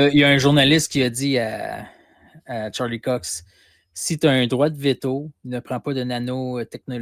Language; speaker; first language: French; native; French